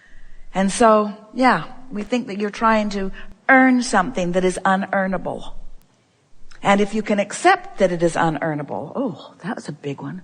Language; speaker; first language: English; native; English